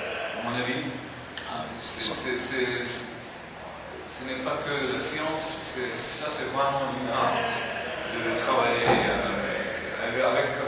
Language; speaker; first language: French; non-native, fluent; English